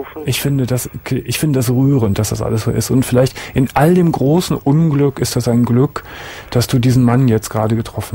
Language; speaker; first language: German; native; German